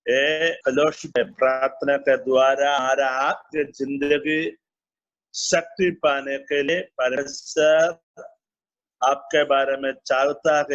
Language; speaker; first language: Hindi; non-native, learner; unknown